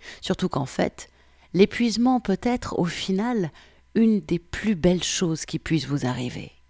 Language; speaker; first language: French; native; French